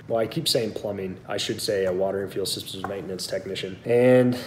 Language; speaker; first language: English; native; English